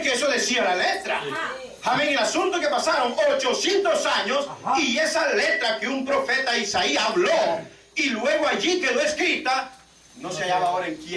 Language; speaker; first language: Spanish; native; Spanish